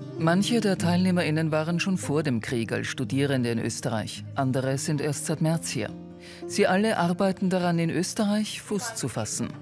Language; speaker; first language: German; native; German